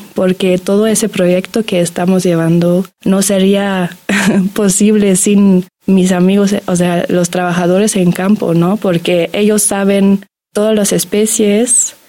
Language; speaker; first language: Spanish; non-native, fluent; German